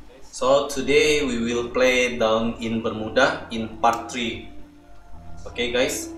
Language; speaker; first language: English; non-native, learner; Indonesian